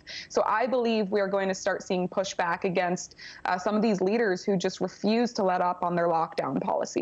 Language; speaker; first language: English; native; English